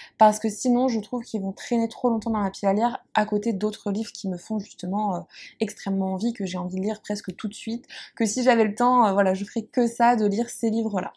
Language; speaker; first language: French; native; French